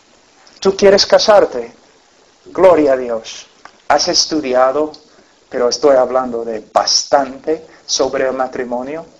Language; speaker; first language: Spanish; non-native, fluent; English